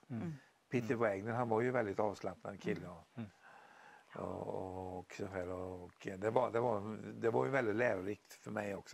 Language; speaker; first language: Swedish; native; Swedish